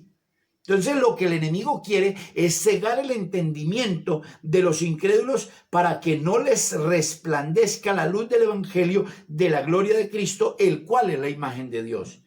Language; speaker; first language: Spanish; native; Spanish